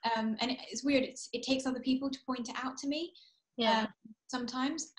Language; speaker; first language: English; early bilingual, heritage; English